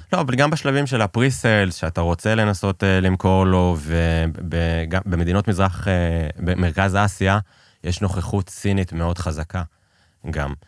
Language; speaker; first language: Hebrew; early bilingual, other home language; Persian